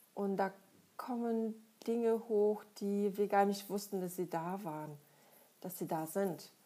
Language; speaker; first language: German; non-native, fluent; Russian